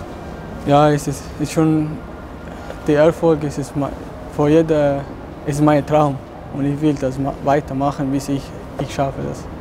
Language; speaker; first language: German; non-native, learner; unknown